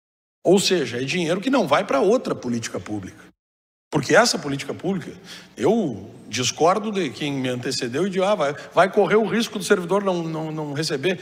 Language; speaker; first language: Portuguese; native; Portuguese